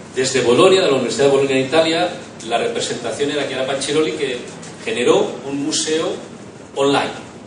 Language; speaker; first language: Spanish; non-native, local second language; Catalan